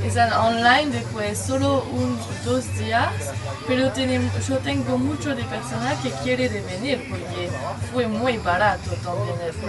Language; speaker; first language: Spanish; non-native, learner; French